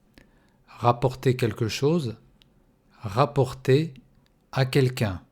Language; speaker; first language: French; non-native, fluent; Russian